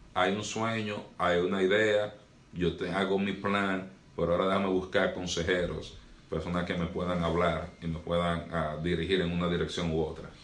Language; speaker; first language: Spanish; native; Spanish